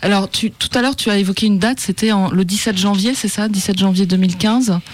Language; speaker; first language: French; native; French